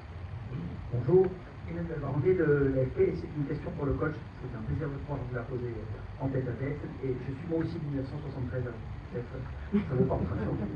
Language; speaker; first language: French; native; French